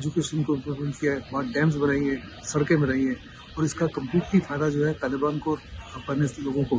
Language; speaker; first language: Hindi; native; Hindi